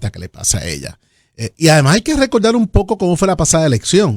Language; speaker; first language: Spanish; native; Spanish